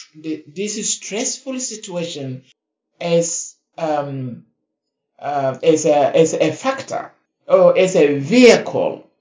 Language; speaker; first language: English; non-native, fluent; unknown